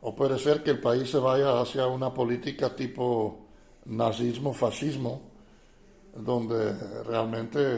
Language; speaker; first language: Spanish; non-native, fluent; Dutch